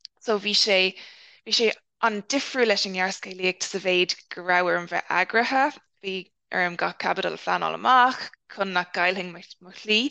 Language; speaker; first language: Irish; non-native, local second language; English